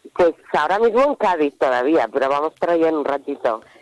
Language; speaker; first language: Spanish; native; Spanish